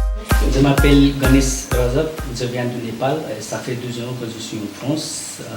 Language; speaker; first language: French; non-native, learner; Nepali